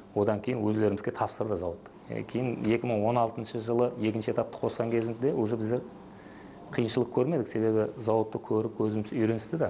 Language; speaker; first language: Uzbek; non-native, local second language; Kara-Kalpak